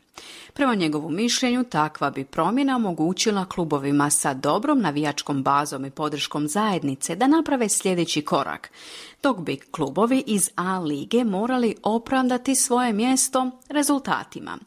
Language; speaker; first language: Croatian; native; Croatian